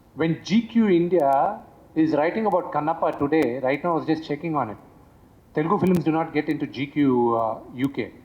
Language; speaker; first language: English; non-native, local second language; Telugu